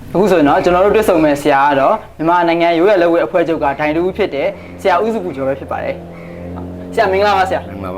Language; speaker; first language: Burmese; native; Burmese